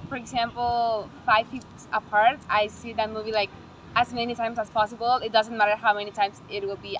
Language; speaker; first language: English; non-native, fluent; Spanish